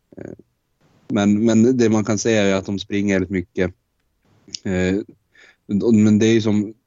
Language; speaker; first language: Swedish; native; Swedish